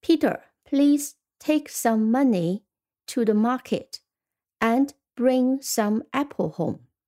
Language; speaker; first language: English; non-native, fluent; Chinese